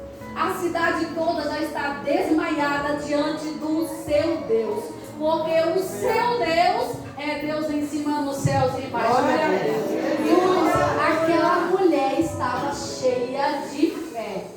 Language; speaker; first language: Portuguese; native; Portuguese